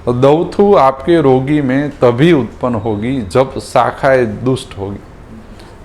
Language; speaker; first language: Hindi; non-native, local second language; Gujarati